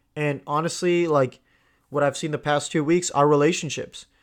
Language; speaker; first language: English; non-native, local second language; Tamil